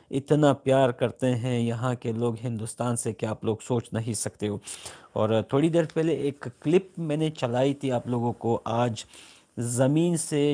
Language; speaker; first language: Urdu; non-native, local second language; Pashto